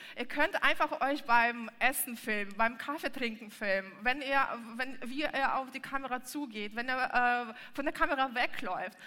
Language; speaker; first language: German; non-native, fluent; Russian